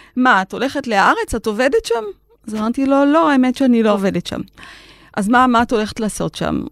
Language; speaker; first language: Hebrew; native; Hebrew